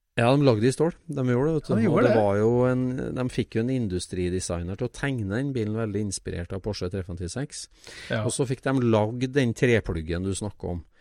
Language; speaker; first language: Norwegian; native; Norwegian